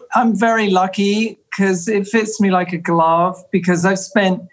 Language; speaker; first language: English; native; English